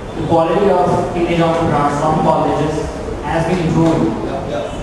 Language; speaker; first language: English; non-native, local second language; Kannada